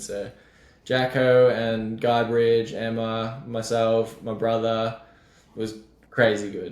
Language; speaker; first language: English; native; English